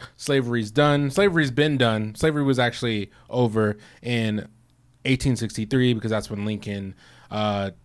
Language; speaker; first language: English; native; English